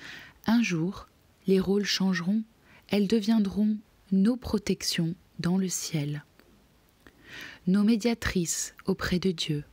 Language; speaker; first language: French; native; French